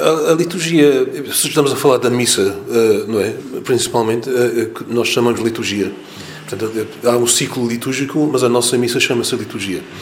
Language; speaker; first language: Portuguese; non-native, fluent; English